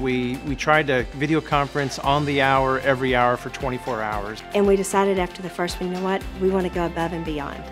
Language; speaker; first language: English; native; English